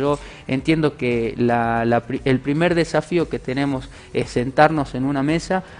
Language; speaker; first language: Spanish; native; Spanish